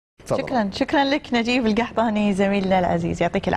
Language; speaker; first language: Arabic; native; Arabic